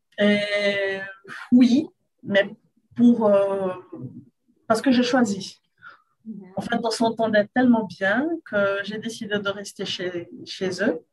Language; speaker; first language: French; non-native, fluent; Portuguese